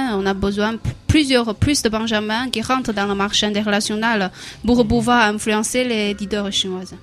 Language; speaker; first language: French; non-native, learner; Chinese